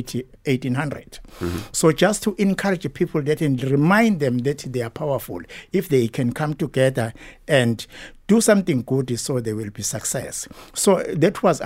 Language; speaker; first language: English; non-native, local second language; Zulu